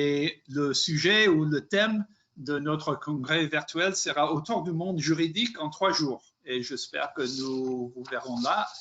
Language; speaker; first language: French; non-native, fluent; English